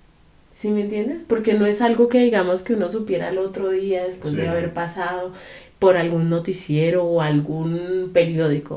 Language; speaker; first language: Spanish; native; Spanish